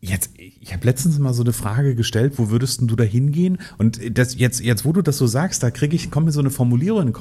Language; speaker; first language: German; native; German